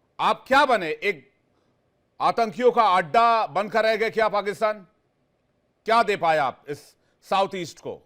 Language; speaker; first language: Hindi; native; Hindi